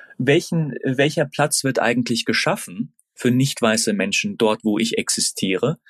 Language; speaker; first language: German; early bilingual, other home language; Turkish